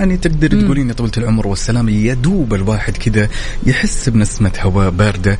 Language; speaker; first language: Arabic; native; Arabic